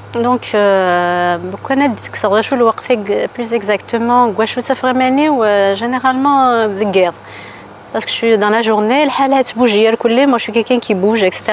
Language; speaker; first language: French; non-native, local second language; Kabyle